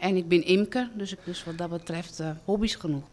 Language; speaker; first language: Dutch; native; Dutch